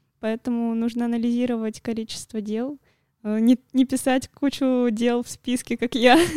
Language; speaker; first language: Russian; native; Russian